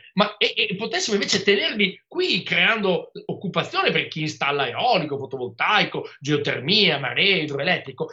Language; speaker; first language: Italian; native; Italian